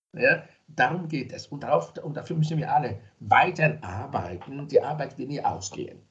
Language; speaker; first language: German; non-native, fluent; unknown